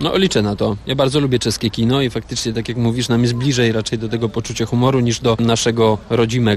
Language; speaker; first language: Polish; native; Polish